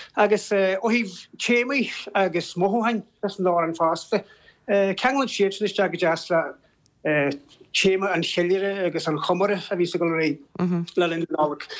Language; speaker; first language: Irish; native; Irish